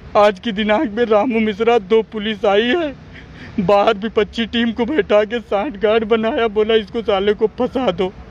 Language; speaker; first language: Hindi; native; Hindi